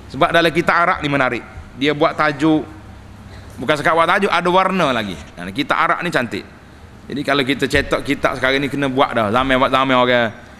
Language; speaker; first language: Malay; native; Malay